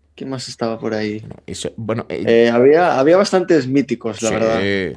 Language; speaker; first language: Spanish; native; Spanish